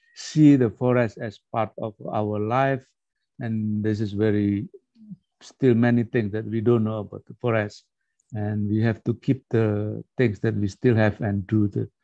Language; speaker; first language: English; non-native, fluent; Indonesian